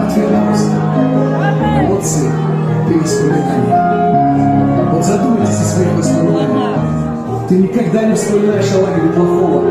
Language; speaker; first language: Russian; native; Russian